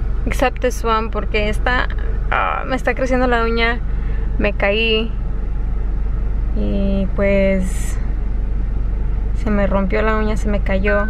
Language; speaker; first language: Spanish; early bilingual, heritage; Spanish